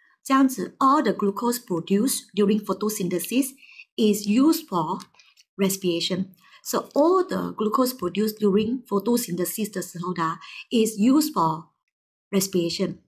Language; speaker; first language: English; non-native, local second language; Chinese